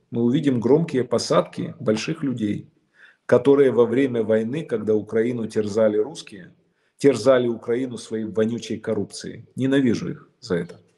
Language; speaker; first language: Russian; native; Russian